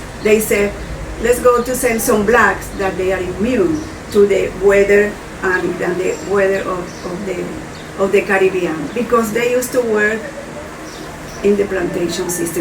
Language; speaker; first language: English; non-native, fluent; Spanish